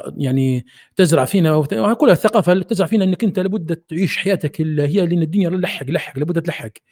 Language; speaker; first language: Arabic; native; Arabic